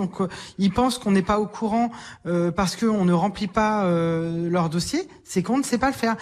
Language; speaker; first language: French; native; French